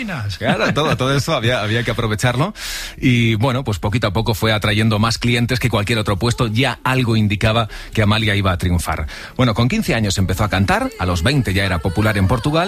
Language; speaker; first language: Spanish; native; Spanish